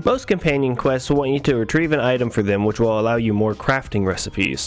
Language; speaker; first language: English; native; English